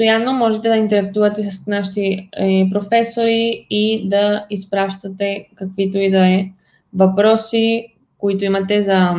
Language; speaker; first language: Bulgarian; non-native, fluent; Spanish